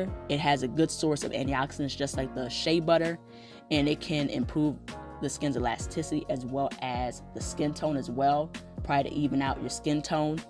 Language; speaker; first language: English; native; English